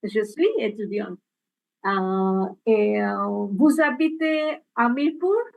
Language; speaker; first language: French; non-native, fluent; Bangla